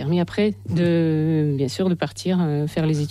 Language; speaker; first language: French; non-native, fluent; Russian